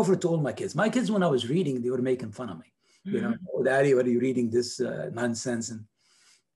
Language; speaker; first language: English; non-native, fluent; Arabic